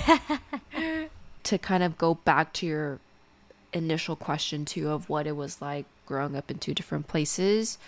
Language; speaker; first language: English; native; English